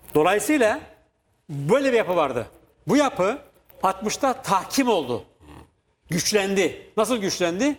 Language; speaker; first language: Turkish; native; Turkish